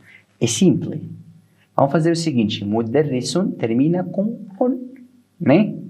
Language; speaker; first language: Portuguese; non-native, fluent; Arabic